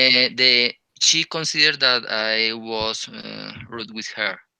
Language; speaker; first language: English; non-native, learner; Spanish